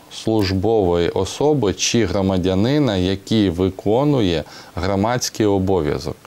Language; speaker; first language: Ukrainian; non-native, local second language; Russian